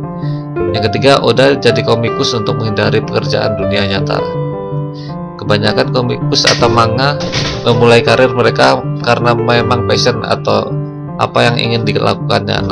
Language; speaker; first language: Indonesian; native; Indonesian